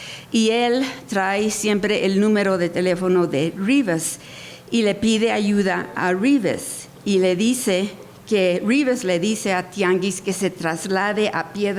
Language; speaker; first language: Spanish; early bilingual, heritage; Spanish